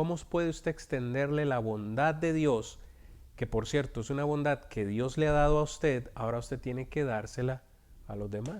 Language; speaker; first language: Spanish; native; Spanish